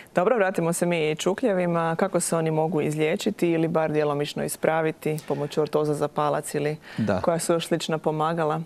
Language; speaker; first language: Croatian; native; Croatian